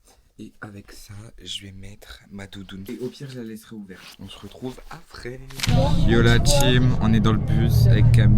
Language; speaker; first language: French; native; French